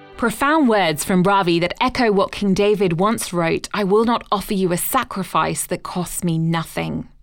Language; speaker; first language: English; native; English